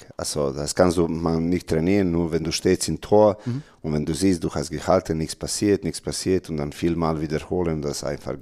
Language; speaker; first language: German; non-native, learner; Serbian